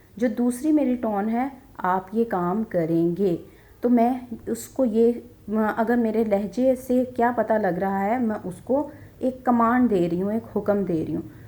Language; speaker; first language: Urdu; native; Urdu